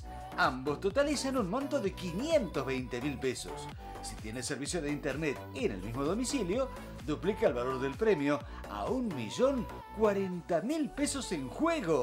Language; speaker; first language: Spanish; native; Spanish